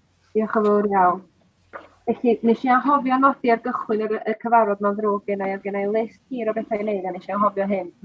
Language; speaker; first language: Welsh; native; Welsh